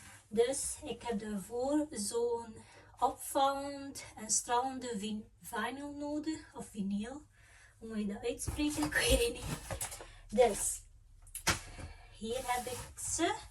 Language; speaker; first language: Dutch; non-native, fluent; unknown